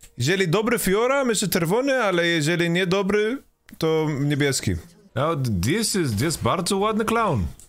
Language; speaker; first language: Polish; non-native, learner; Swedish